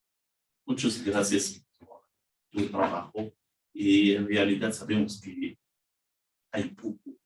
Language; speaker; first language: Spanish; non-native, learner; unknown